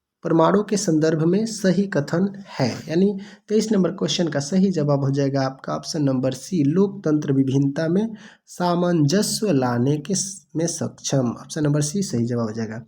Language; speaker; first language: Hindi; non-native, local second language; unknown